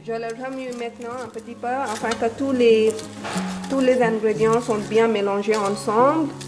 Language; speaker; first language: French; non-native, fluent; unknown